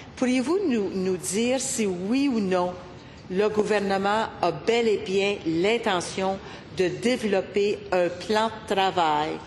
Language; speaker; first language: French; native; French